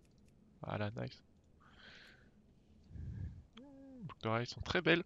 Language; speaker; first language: French; native; French